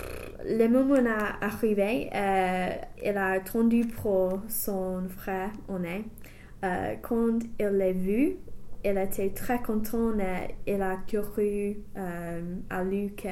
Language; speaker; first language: French; non-native, learner; English